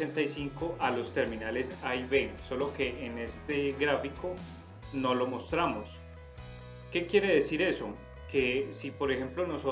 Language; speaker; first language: Spanish; native; Spanish